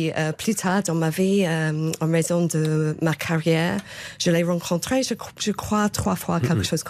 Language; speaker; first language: French; non-native, fluent; English